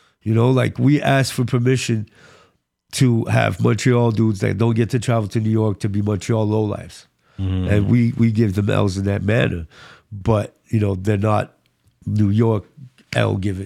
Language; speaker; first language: English; early bilingual, other home language; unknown